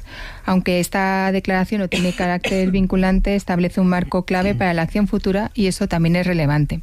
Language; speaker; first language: Spanish; native; Spanish